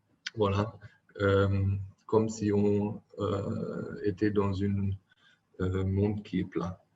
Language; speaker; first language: French; non-native, fluent; German